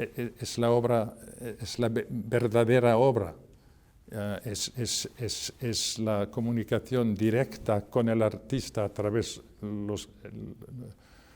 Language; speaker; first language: Spanish; non-native, fluent; French